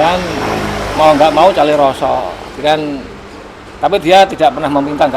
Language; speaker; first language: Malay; non-native, local second language; Javanese